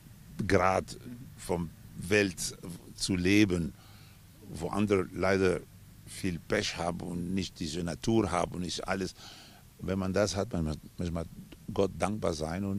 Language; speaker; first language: German; non-native, fluent; Spanish